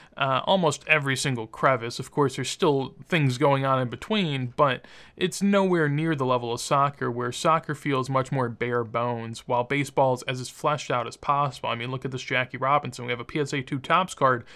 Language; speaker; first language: English; native; English